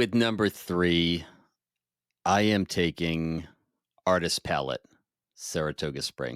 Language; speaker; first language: English; native; English